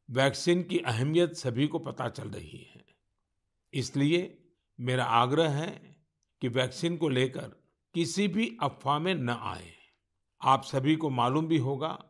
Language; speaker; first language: Hindi; non-native, local second language; Gujarati